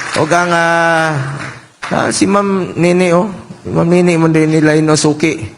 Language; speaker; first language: Filipino; non-native, local second language; Cebuano